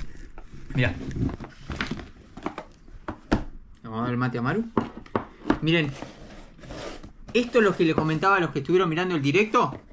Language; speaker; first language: Spanish; native; Spanish